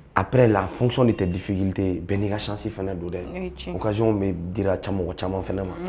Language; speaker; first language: French; non-native, local second language; Tamasheq